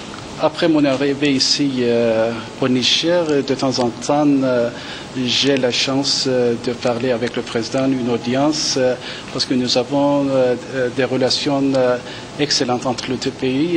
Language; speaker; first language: French; non-native, fluent; Turkish